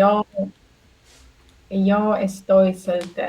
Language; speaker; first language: Spanish; non-native, learner; Russian